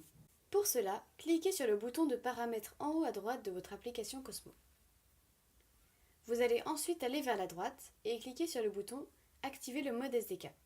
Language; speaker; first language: French; native; French